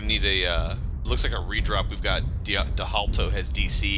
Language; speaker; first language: English; native; English